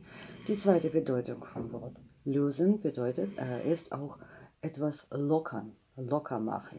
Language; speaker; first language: German; non-native, fluent; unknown